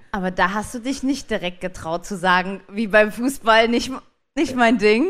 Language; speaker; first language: German; native; German